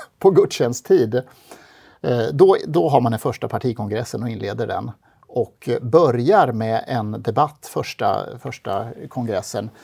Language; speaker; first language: Swedish; native; Swedish